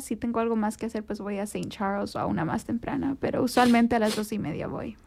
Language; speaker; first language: Spanish; early bilingual, heritage; Spanish